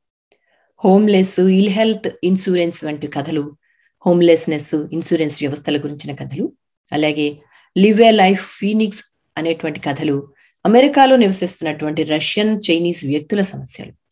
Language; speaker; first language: Telugu; native; Telugu